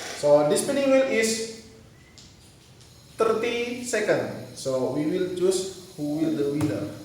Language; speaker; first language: English; non-native, learner; Indonesian